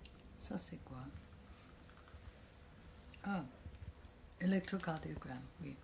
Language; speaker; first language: French; non-native, fluent; English